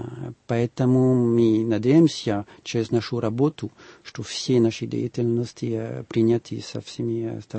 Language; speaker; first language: Russian; non-native, fluent; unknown